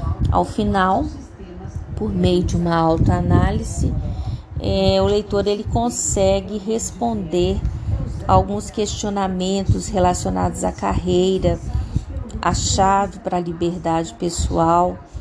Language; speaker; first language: Portuguese; native; Portuguese